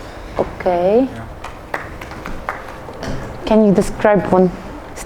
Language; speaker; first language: English; non-native, fluent; Arabic